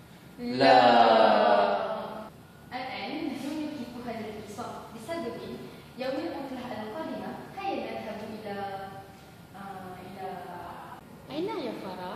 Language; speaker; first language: Arabic; non-native, learner; Malay